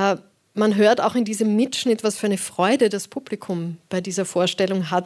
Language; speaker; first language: German; native; German